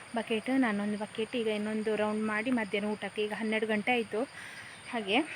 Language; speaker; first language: Kannada; native; Kannada